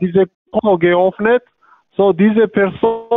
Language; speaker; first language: German; non-native, learner; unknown